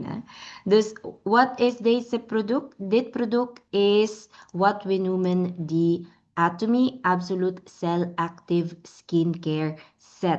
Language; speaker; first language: Dutch; non-native, learner; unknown